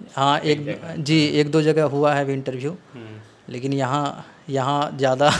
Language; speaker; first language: Hindi; native; Hindi